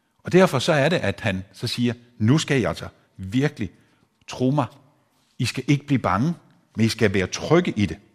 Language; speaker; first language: Danish; native; Danish